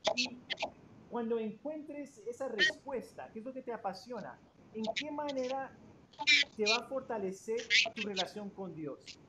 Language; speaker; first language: Spanish; native; Spanish